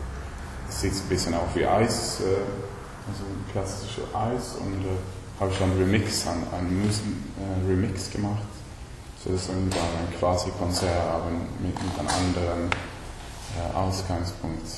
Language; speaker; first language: German; non-native, learner; Swedish